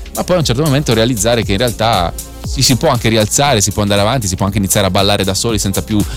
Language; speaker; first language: Italian; native; Italian